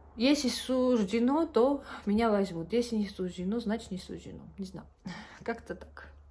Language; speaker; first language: Russian; non-native, local second language; Georgian